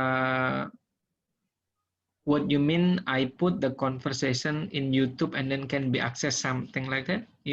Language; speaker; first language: English; non-native, learner; Indonesian